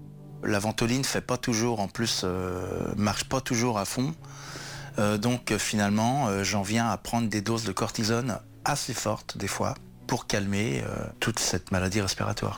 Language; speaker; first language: French; native; French